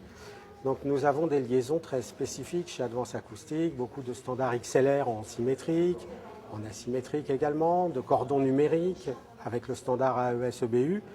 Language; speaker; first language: French; native; French